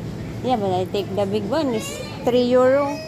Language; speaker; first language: English; non-native, local second language; Filipino